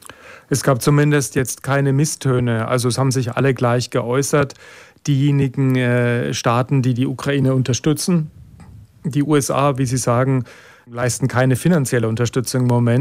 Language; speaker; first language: German; native; German